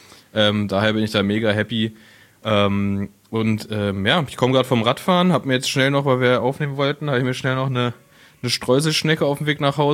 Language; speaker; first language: German; native; German